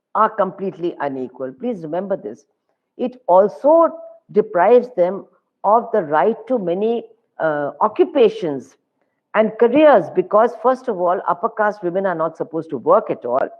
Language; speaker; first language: English; non-native, local second language; Hindi